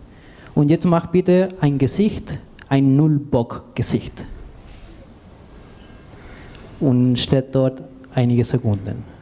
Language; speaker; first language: German; non-native, fluent; Spanish